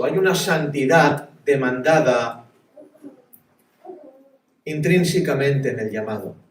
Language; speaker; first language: Spanish; native; Spanish